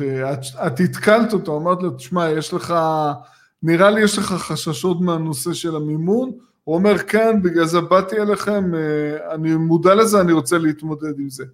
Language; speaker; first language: Hebrew; native; Hebrew